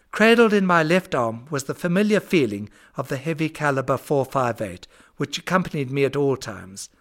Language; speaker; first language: English; native; English